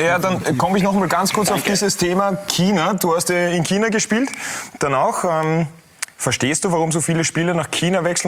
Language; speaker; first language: German; native; German